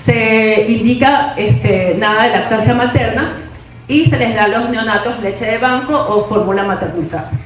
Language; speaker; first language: Spanish; native; Spanish